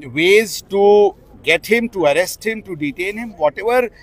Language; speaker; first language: English; non-native, local second language; Marathi